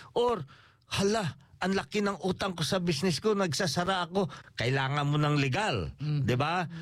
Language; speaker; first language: Filipino; native; Filipino